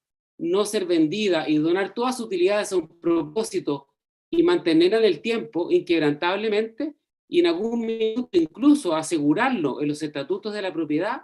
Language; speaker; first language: Spanish; native; Spanish